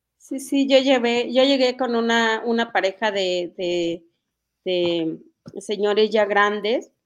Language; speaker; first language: Spanish; non-native, local second language; Mixtepec Mixtec